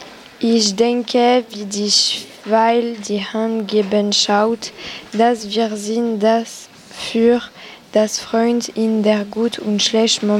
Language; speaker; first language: German; non-native, learner; French